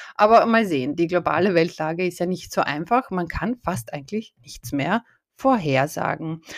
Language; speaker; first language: German; native; German